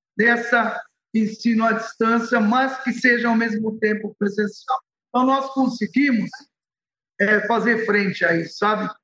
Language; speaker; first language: Portuguese; early bilingual, other home language; Arabic